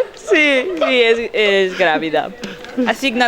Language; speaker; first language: Spanish; non-native, learner; Portuguese